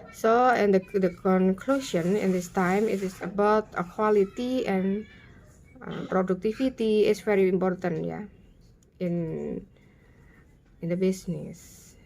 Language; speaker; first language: English; non-native, learner; Indonesian